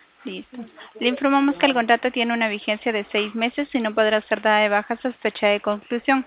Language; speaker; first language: Spanish; native; Spanish